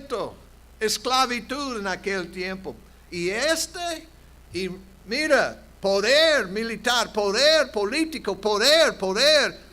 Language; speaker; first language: Spanish; non-native, fluent; English